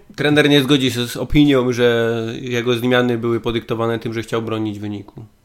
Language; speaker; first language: Polish; native; Polish